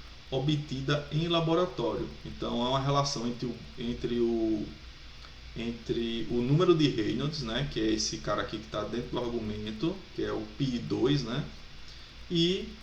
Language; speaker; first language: Portuguese; native; Portuguese